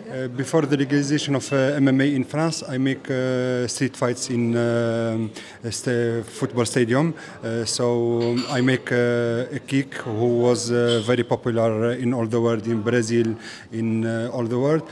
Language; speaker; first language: English; non-native, fluent; French